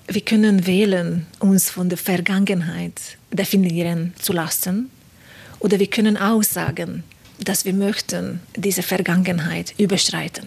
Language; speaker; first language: German; non-native, fluent; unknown